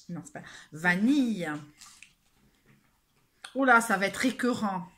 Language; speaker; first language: French; native; French